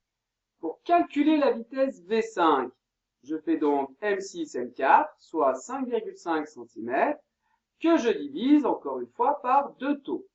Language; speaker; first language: French; native; French